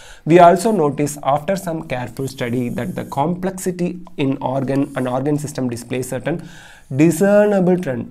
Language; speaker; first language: English; non-native, local second language; Tamil